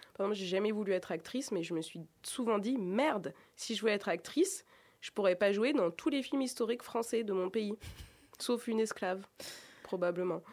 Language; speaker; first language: French; native; French